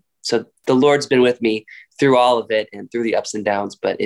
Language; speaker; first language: English; native; English